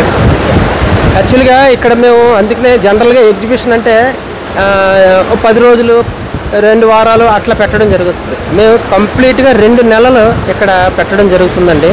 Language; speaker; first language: Telugu; native; Telugu